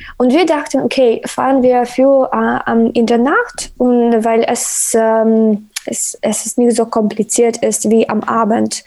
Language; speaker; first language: German; non-native, learner; Ukrainian